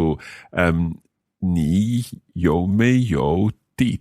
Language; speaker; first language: Chinese; non-native, learner; English